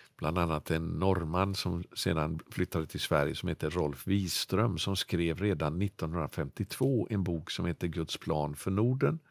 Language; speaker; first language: Swedish; native; Swedish